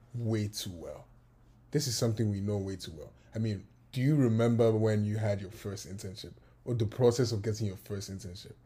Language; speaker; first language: English; non-native, local second language; Yoruba